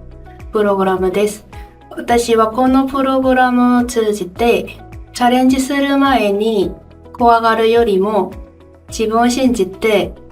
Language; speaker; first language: Japanese; non-native, fluent; Korean